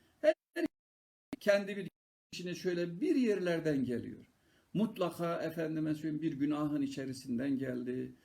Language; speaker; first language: Turkish; native; Turkish